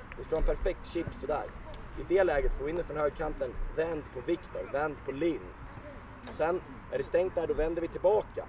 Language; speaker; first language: Swedish; native; Swedish